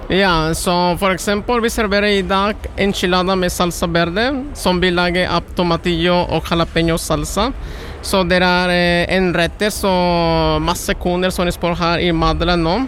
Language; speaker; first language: Norwegian; non-native, learner; Spanish